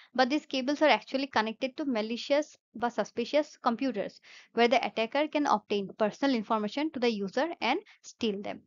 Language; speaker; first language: English; non-native, local second language; Assamese